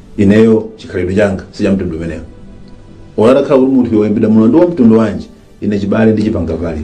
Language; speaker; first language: Nyanja; native; Nyanja